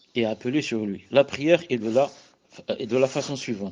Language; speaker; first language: French; non-native, local second language; Arabic